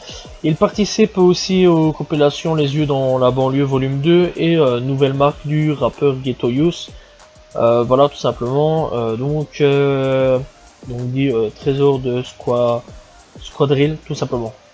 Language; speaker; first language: French; native; French